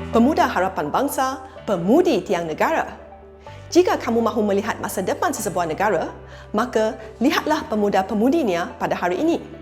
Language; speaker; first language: Malay; non-native, local second language; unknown